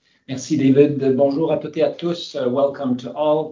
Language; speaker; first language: French; native; French